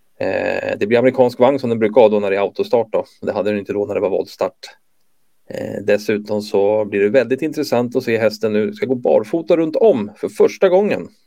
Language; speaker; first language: Swedish; native; Swedish